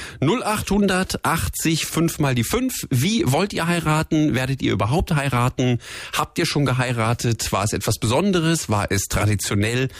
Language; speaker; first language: German; native; German